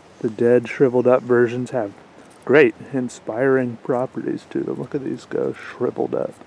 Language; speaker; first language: English; native; English